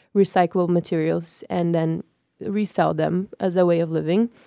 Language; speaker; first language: English; non-native, fluent; Portuguese